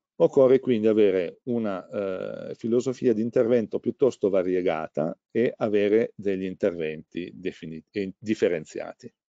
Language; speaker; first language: Italian; native; Italian